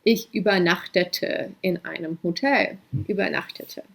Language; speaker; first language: German; non-native, fluent; English